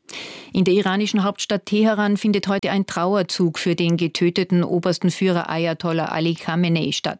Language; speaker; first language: German; native; German